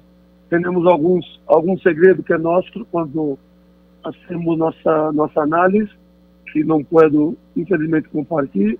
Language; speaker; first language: Spanish; non-native, fluent; Portuguese